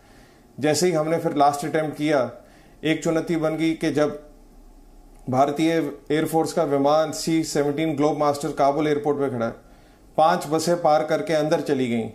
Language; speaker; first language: Hindi; native; Hindi